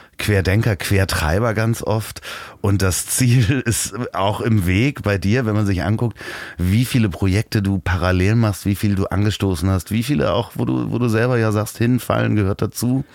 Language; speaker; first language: German; native; German